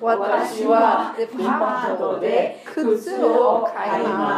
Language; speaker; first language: Japanese; non-native, learner; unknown